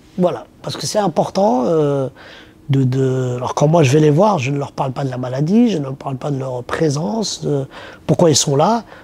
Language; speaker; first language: French; early bilingual, other home language; Arabic